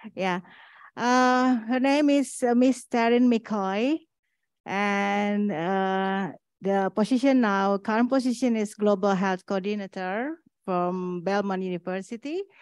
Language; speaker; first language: English; non-native, fluent; Indonesian